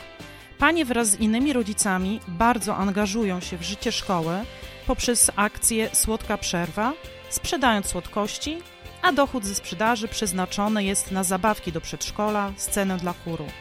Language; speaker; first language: Polish; native; Polish